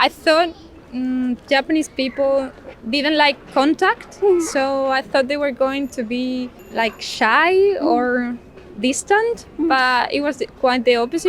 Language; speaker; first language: English; non-native, fluent; Spanish